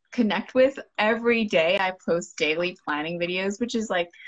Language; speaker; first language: English; non-native, local second language; Cantonese